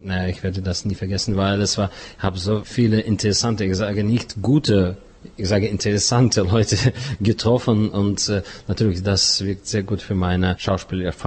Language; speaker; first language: German; non-native, fluent; Russian